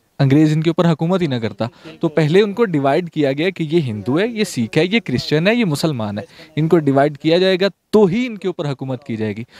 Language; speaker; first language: Urdu; native; Urdu